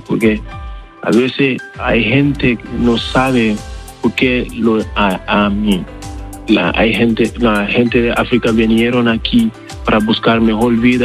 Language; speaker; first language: Spanish; non-native, learner; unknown